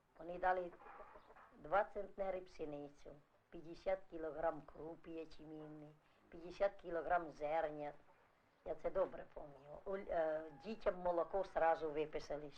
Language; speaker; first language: Ukrainian; non-native, fluent; Italian